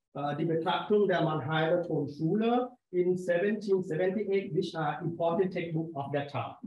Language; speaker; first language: English; non-native, learner; Thai